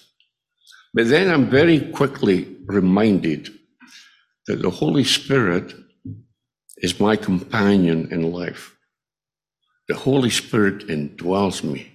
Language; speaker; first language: English; native; English